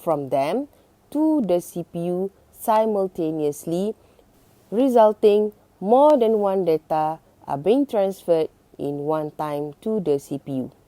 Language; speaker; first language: English; non-native, local second language; Malay